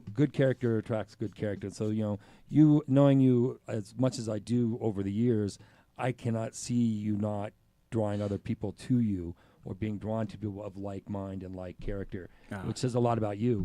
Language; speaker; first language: English; native; English